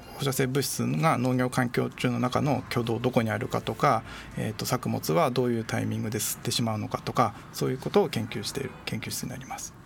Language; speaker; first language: Japanese; native; Japanese